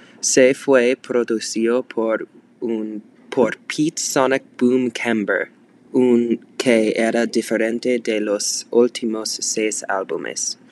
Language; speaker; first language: Spanish; non-native, learner; English